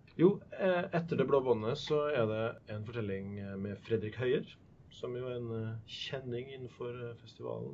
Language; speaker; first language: Norwegian; native; Norwegian